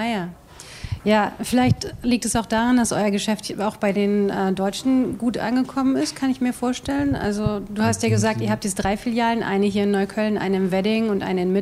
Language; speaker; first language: German; native; German